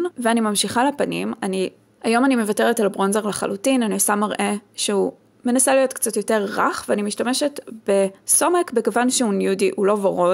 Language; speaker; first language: Hebrew; native; Hebrew